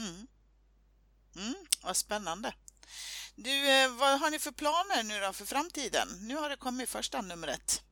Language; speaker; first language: Swedish; native; Swedish